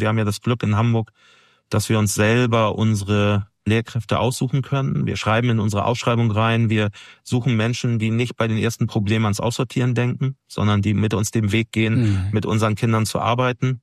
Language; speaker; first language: German; native; German